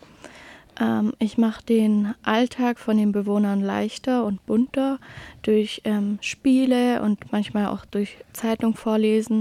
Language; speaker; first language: German; native; German